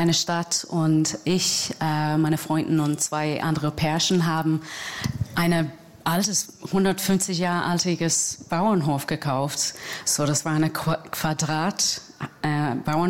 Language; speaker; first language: German; non-native, fluent; English